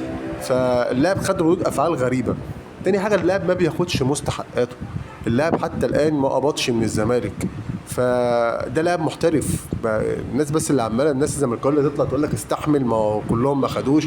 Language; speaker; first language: Arabic; native; Arabic